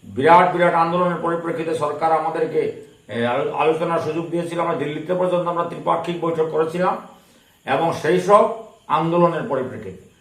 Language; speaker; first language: Bangla; non-native, local second language; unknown